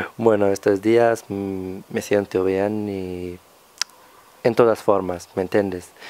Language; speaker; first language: Spanish; non-native, fluent; Arabic